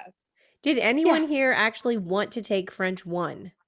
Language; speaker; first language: English; native; English